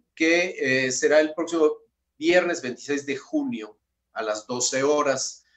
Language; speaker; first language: Spanish; native; Spanish